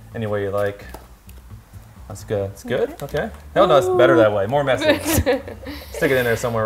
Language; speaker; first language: English; native; English